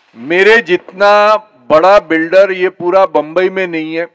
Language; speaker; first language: Hindi; non-native, local second language; Marathi